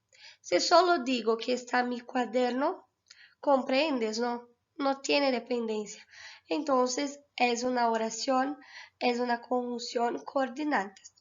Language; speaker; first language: Spanish; non-native, fluent; Portuguese